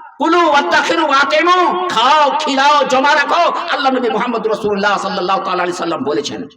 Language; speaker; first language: Bangla; non-native, local second language; Urdu